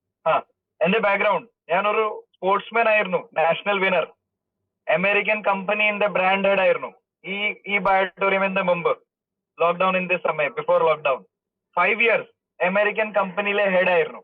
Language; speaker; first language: Malayalam; early bilingual, heritage; Malayalam